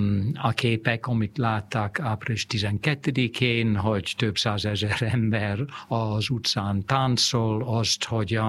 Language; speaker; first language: Hungarian; non-native, fluent; English